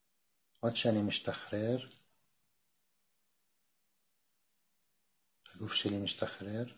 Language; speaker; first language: Hebrew; non-native, local second language; Arabic